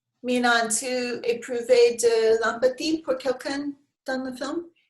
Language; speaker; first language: French; non-native, learner; English